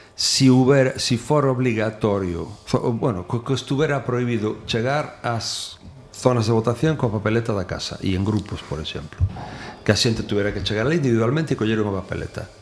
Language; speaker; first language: Galician; non-native, local second language; Spanish